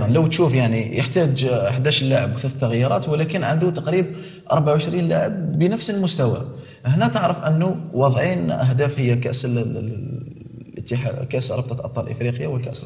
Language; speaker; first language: Arabic; native; Arabic